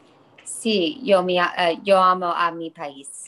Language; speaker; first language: Spanish; non-native, learner; English